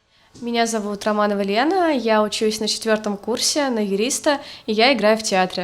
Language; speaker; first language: Russian; native; Russian